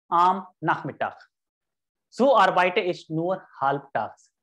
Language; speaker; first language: German; non-native, fluent; Hindi